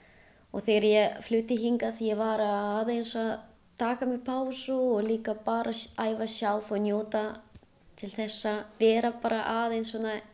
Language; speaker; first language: Icelandic; non-native, learner; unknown